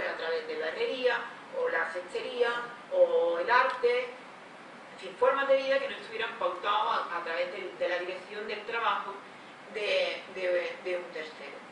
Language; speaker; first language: Spanish; native; Spanish